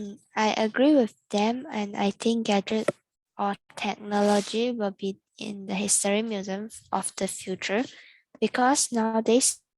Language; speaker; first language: English; non-native, learner; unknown